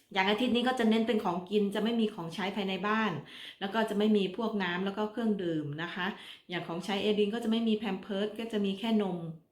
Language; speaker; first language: Thai; native; Thai